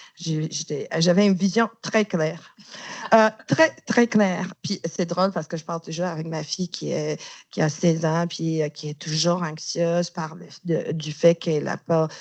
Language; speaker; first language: French; non-native, fluent; Romanian